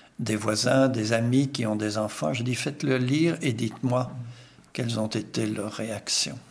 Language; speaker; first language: French; non-native, local second language; Dutch